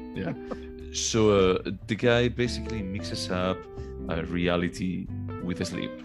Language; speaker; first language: English; non-native, fluent; Galician